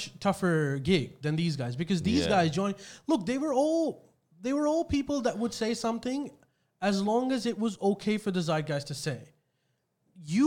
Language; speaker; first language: English; non-native, local second language; Urdu